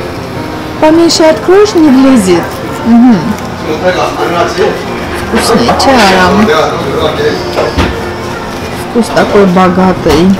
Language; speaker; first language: Russian; non-native, fluent; Armenian